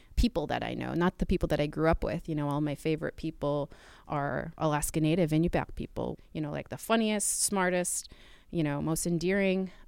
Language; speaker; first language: English; native; English